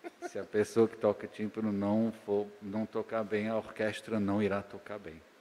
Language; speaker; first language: Portuguese; native; Portuguese